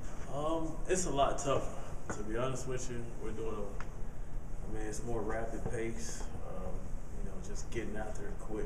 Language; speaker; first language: English; native; English